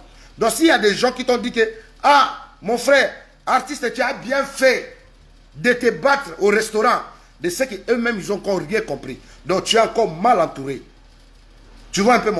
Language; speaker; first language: French; non-native, local second language; Lingala